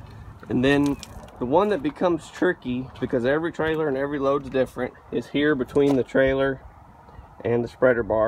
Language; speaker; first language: English; native; English